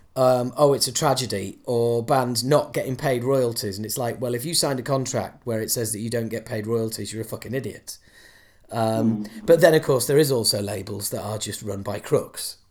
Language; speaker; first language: English; native; English